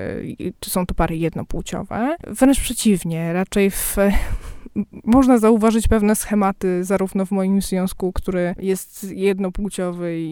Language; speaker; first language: Polish; native; Polish